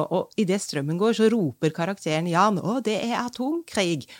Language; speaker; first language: Norwegian; native; Norwegian